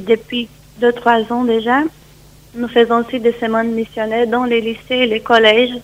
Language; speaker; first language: French; non-native, fluent; Portuguese